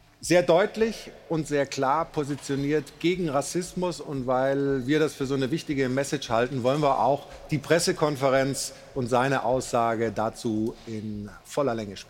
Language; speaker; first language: German; native; German